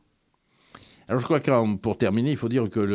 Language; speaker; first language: French; native; French